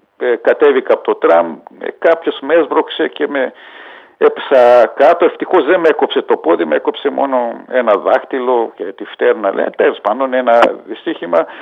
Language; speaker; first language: Greek; early bilingual, heritage; Greek